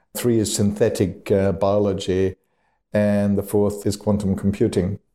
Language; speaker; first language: English; non-native, fluent; German